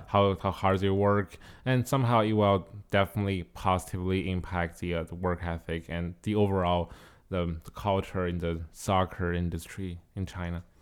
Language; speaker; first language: English; non-native, fluent; Chinese